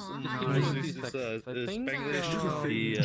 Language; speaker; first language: Spanish; early bilingual, heritage; Spanish